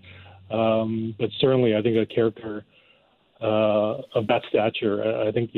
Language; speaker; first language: English; non-native, local second language; Cantonese